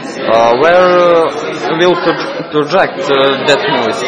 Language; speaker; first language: English; non-native, learner; Serbian